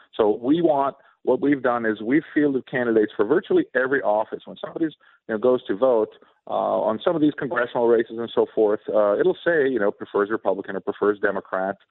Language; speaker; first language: English; non-native, fluent; Swedish